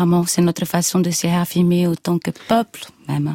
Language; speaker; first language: French; non-native, fluent; Portuguese